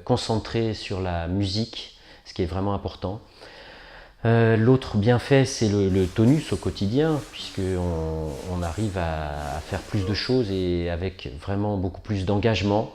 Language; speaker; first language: French; native; French